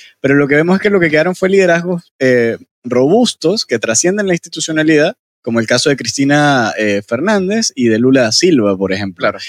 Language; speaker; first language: Spanish; native; Spanish